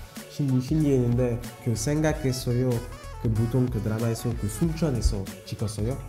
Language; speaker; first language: Korean; non-native, learner; French